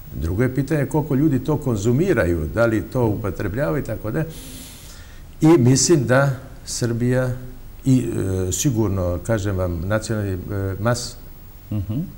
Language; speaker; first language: Bosnian; non-native, local second language; Albanian